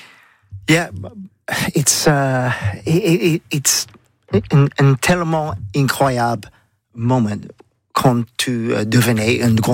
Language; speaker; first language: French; non-native, learner; English